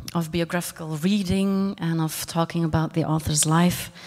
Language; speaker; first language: English; non-native, fluent; Dutch